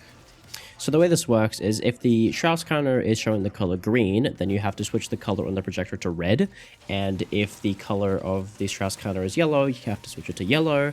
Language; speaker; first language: English; native; English